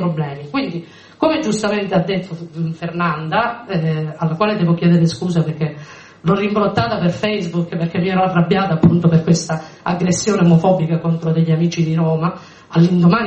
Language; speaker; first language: Italian; native; Italian